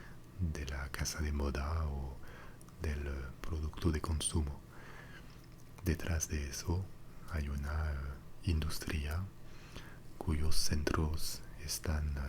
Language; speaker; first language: Spanish; non-native, fluent; French